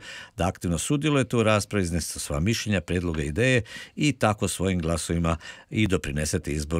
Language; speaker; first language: Croatian; native; Croatian